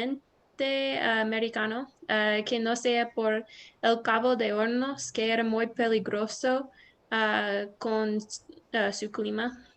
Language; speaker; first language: Spanish; non-native, learner; English